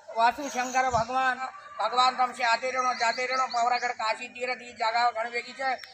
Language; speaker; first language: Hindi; non-native, local second language; Lambadi